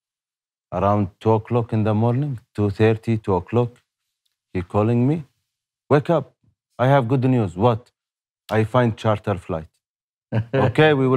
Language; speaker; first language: English; non-native, learner; Arabic